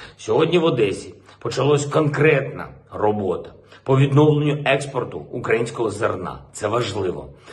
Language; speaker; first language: Ukrainian; non-native, local second language; Russian